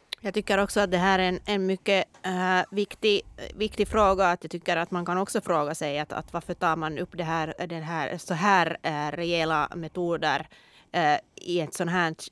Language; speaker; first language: Swedish; non-native, local second language; Finnish